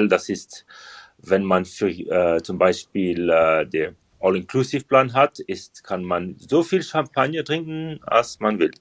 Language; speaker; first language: German; non-native, learner; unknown